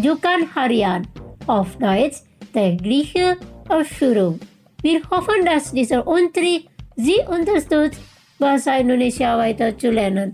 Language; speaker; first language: German; non-native, fluent; Indonesian